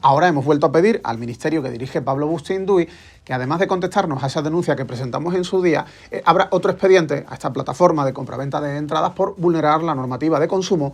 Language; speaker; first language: Spanish; native; Spanish